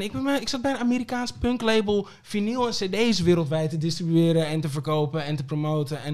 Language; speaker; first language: Dutch; early bilingual, other home language; Papiamento